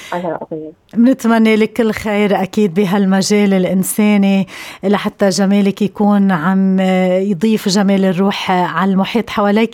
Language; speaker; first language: Arabic; native; Arabic